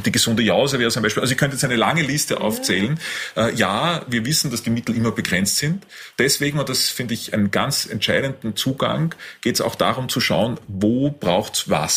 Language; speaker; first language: German; native; German